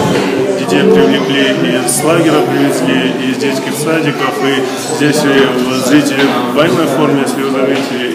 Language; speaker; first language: Russian; native; Russian